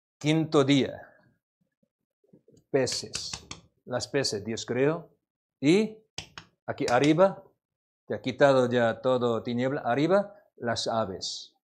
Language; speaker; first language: Spanish; non-native, learner; Korean